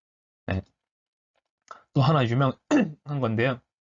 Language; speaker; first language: Korean; native; Korean